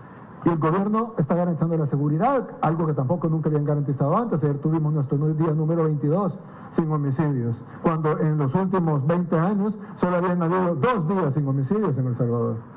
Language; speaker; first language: Spanish; native; Spanish